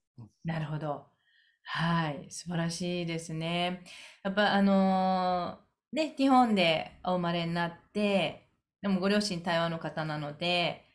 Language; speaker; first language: Japanese; native; Japanese